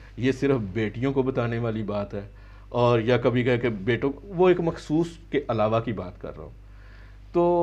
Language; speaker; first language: Urdu; native; Urdu